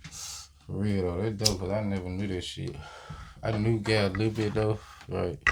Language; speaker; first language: English; native; English